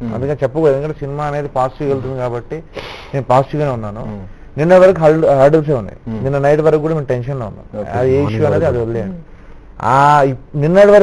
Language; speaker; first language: Telugu; native; Telugu